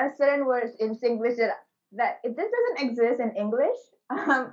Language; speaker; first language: English; early bilingual, other home language; Indonesian